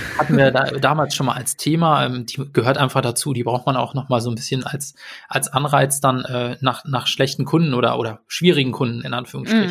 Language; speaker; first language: German; native; German